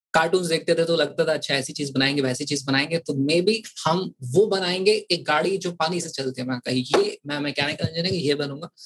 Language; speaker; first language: Hindi; native; Hindi